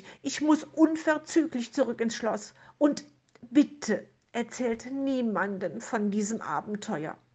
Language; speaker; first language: German; native; German